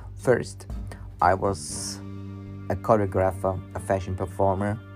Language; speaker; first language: English; non-native, learner; German